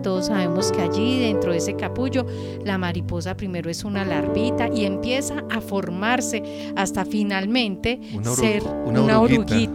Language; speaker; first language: Spanish; native; Spanish